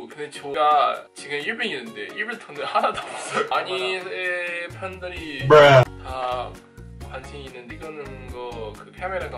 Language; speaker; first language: Korean; early bilingual, heritage; English